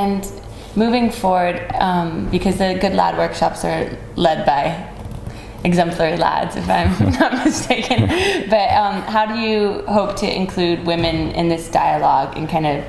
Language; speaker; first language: English; native; English